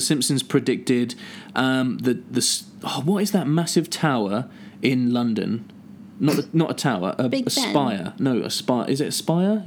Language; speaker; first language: English; native; English